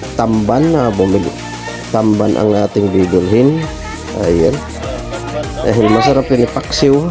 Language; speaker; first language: Filipino; non-native, local second language; Cebuano